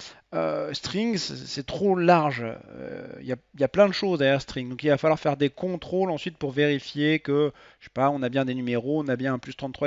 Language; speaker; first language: French; native; French